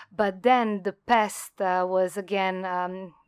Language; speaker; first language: English; non-native, fluent; Croatian